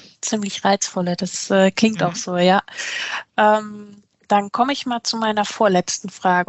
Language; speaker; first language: German; native; German